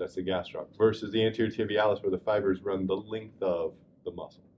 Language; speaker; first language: English; native; English